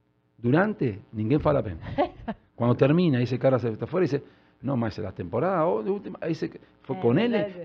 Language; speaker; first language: Portuguese; non-native, learner; Spanish